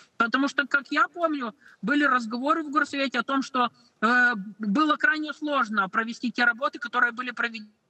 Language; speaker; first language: Russian; native; Russian